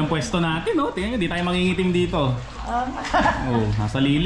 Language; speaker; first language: Filipino; native; Filipino